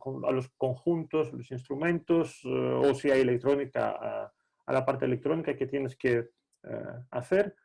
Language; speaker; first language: Spanish; non-native, fluent; Greek